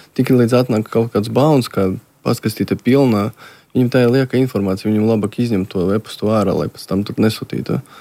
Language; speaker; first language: Latvian; non-native, local second language; Russian